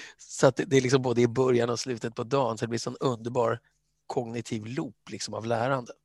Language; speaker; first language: Swedish; native; Swedish